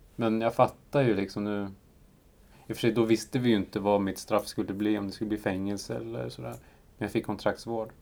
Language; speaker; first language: Swedish; early bilingual, other home language; Spanish